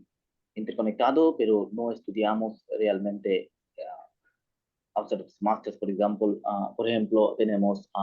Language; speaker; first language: Spanish; non-native, learner; Bangla